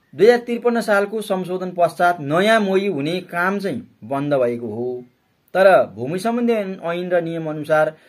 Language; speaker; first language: Nepali; native; Nepali